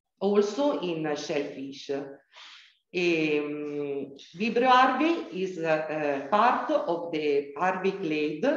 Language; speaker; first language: English; non-native, learner; Italian